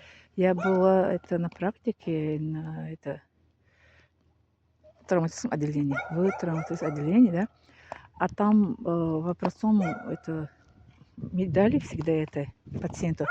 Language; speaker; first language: Russian; non-native, local second language; Tajik